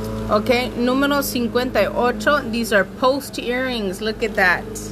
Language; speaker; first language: English; early bilingual, other home language; Spanish